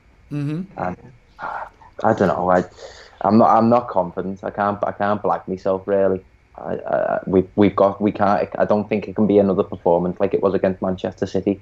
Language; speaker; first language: English; native; English